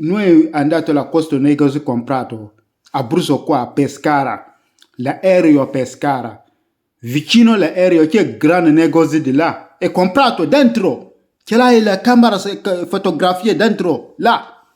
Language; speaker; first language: Italian; non-native, learner; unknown